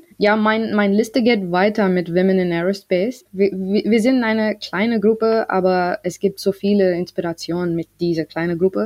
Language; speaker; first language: German; non-native, learner; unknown